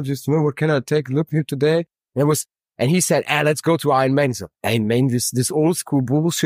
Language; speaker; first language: English; non-native, fluent; German